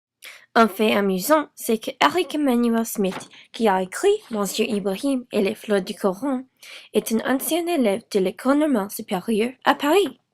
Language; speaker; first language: French; non-native, learner; English